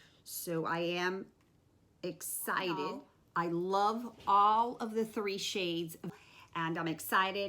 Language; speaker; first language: English; native; English